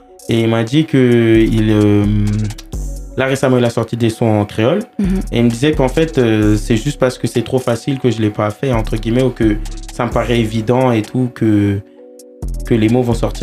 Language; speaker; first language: French; native; French